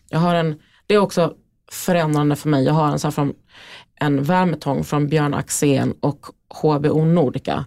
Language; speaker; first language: Swedish; native; Swedish